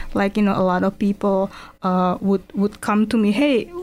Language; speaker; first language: English; non-native, fluent; Indonesian